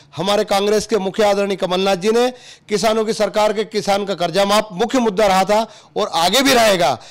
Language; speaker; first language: Hindi; native; Hindi